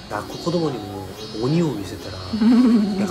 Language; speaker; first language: Japanese; non-native, fluent; Korean